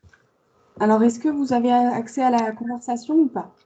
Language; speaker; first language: French; native; French